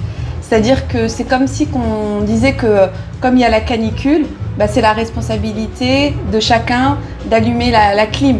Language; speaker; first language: French; native; French